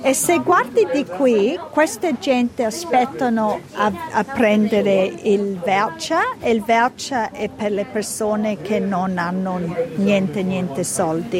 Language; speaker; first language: Italian; early bilingual, heritage; Italian